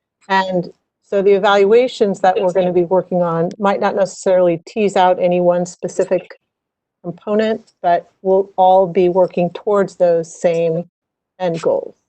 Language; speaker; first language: English; native; English